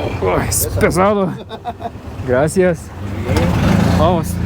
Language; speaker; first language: Spanish; non-native, learner; Turkish